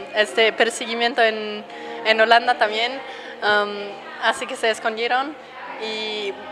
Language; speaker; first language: Spanish; non-native, fluent; German